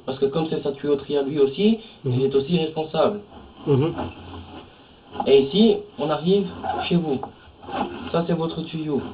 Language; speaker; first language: French; native; French